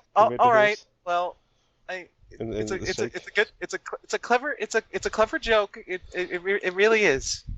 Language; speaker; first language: English; native; English